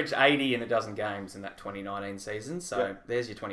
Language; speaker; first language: English; native; English